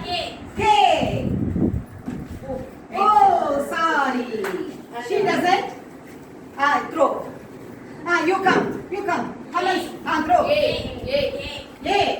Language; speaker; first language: English; non-native, local second language; Tamil